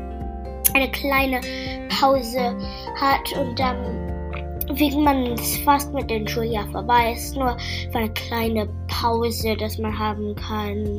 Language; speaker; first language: German; non-native, learner; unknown